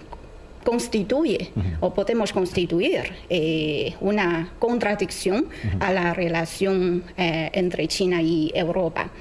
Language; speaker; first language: Spanish; non-native, fluent; Chinese